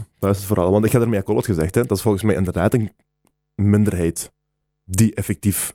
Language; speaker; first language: Dutch; native; Dutch